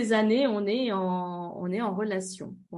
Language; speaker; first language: French; native; French